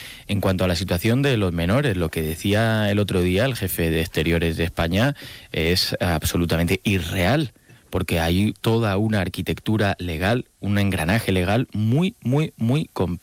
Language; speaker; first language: Spanish; native; Spanish